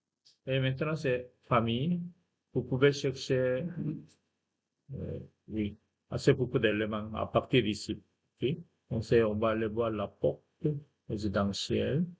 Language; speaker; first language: French; non-native, fluent; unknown